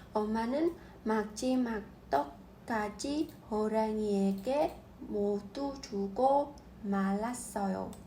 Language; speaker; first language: Korean; non-native, learner; Vietnamese